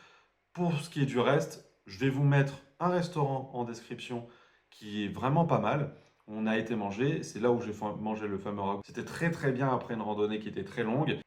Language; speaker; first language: French; native; French